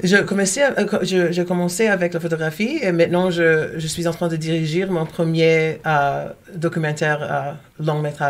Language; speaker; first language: French; non-native, learner; Portuguese